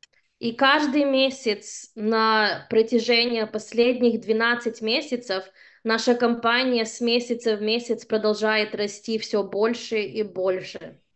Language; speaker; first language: Russian; early bilingual, heritage; Russian